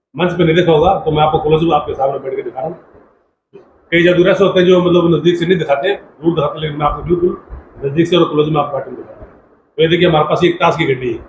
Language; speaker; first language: Hindi; non-native, local second language; Punjabi